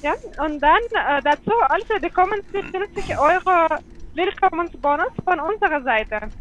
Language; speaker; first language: German; non-native, learner; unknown